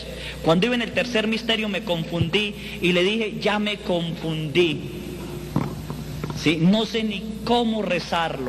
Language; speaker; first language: Spanish; native; Spanish